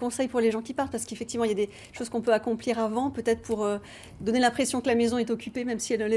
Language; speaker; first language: French; native; French